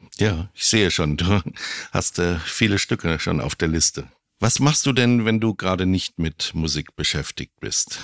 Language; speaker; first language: German; native; German